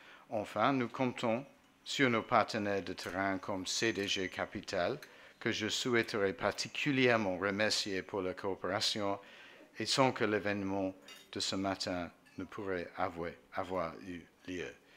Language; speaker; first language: French; non-native, fluent; English